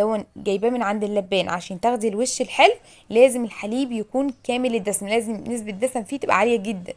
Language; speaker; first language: Arabic; native; Arabic